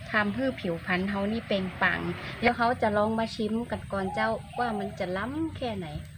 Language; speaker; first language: Thai; non-native, local second language; Iu Mien